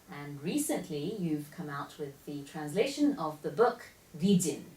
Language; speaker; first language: English; early bilingual, other home language; Korean